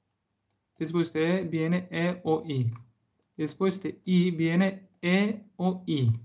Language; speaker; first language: Spanish; non-native, learner; Turkish